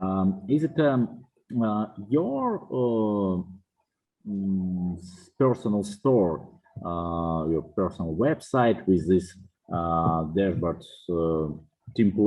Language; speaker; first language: English; non-native, fluent; Russian